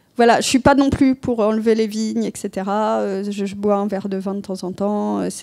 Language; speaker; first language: French; native; French